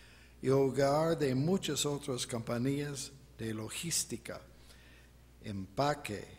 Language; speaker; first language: Spanish; non-native, fluent; English